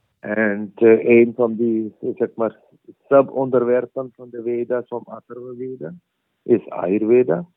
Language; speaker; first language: Dutch; non-native, fluent; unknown